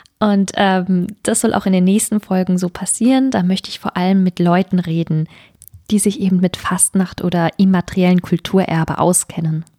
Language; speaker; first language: German; native; German